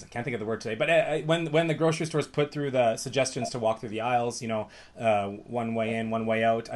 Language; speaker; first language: English; native; English